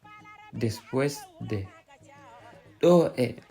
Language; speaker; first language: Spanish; non-native, fluent; Fula